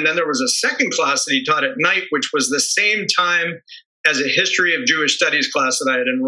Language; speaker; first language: English; native; English